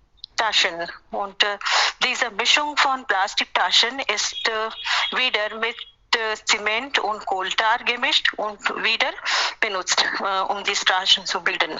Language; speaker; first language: German; non-native, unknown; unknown